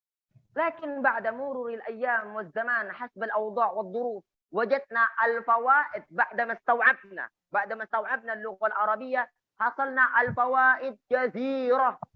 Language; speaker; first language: Arabic; non-native, fluent; Indonesian